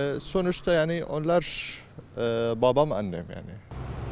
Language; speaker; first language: Turkish; non-native, learner; Arabic